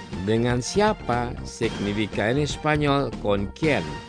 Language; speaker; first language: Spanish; non-native, fluent; Indonesian